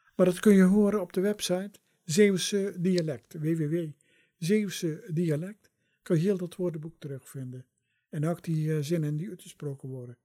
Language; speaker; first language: Dutch; native; Dutch